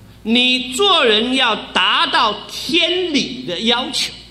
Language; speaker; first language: Chinese; native; Chinese